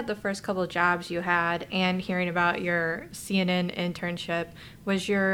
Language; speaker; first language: English; native; English